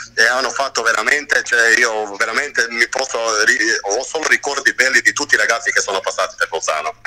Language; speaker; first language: Italian; non-native, fluent; Croatian